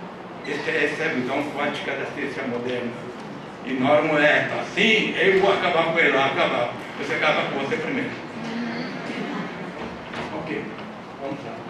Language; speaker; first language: Portuguese; non-native, fluent; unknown